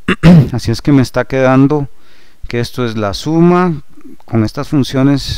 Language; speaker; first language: Spanish; native; Spanish